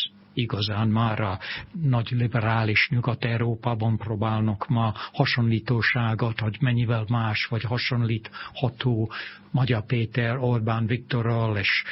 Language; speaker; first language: Hungarian; non-native, fluent; English